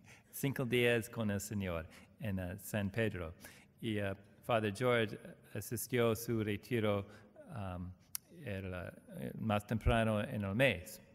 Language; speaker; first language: Spanish; non-native, learner; English